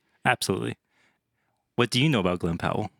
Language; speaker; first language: English; native; English